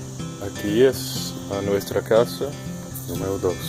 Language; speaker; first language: Spanish; non-native, learner; English